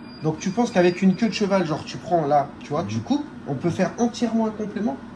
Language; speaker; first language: French; native; French